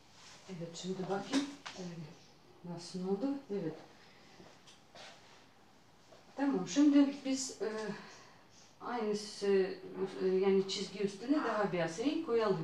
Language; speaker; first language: Turkish; non-native, learner; Russian